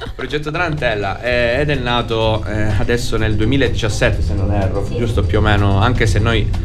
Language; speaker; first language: Italian; native; Italian